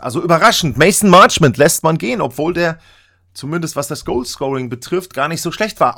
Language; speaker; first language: German; native; German